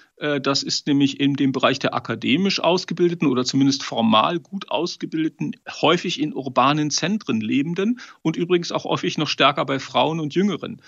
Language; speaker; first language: German; native; German